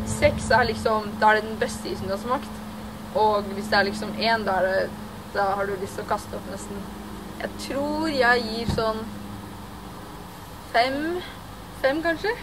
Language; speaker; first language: Norwegian; native; Norwegian